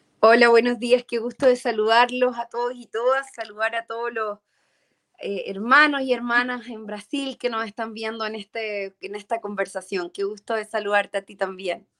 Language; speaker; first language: Spanish; native; Spanish